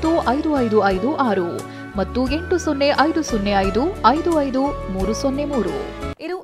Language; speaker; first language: Kannada; native; Kannada